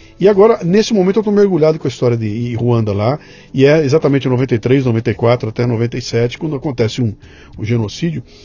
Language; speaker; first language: Portuguese; native; Portuguese